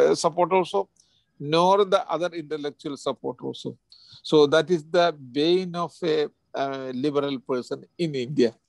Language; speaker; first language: English; non-native, local second language; Malayalam